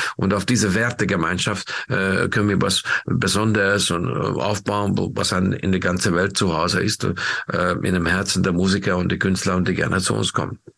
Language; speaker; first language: German; non-native, fluent; Hungarian